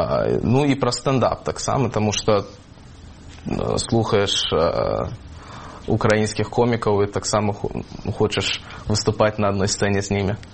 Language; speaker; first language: Ukrainian; non-native, fluent; Russian